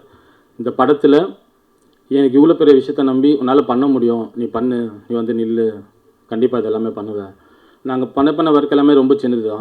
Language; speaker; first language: Tamil; early bilingual, heritage; Tamil